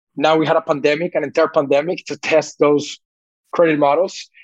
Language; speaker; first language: English; early bilingual, other home language; Spanish